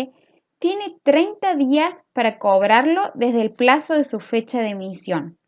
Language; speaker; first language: Spanish; native; Spanish